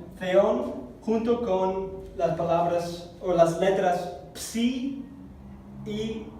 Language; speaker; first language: Spanish; non-native, fluent; English